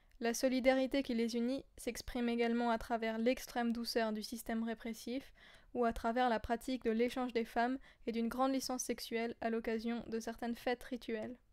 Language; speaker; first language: French; native; French